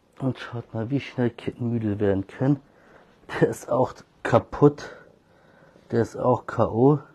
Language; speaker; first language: German; early bilingual, other home language; Turkish